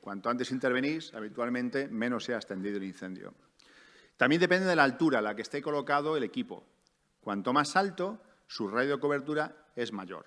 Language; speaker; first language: Spanish; native; Spanish